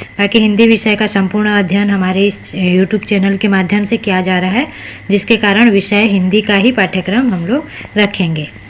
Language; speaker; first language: Hindi; native; Hindi